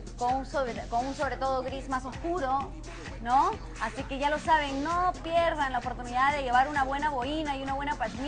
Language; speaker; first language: Spanish; native; Spanish